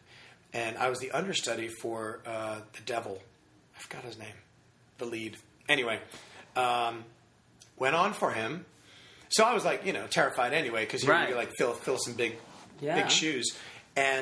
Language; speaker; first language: English; native; English